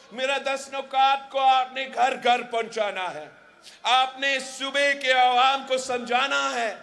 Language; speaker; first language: Urdu; early bilingual, heritage; Urdu